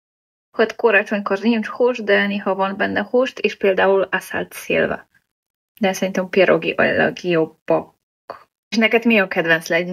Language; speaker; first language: Hungarian; non-native, learner; Polish